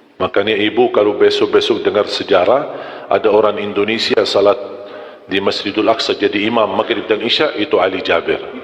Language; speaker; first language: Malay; non-native, fluent; Arabic